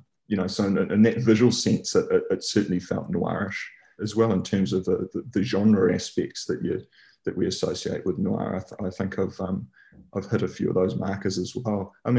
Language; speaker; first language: English; native; English